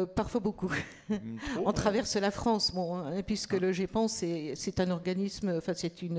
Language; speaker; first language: French; native; French